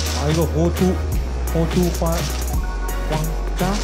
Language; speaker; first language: Korean; non-native, learner; Thai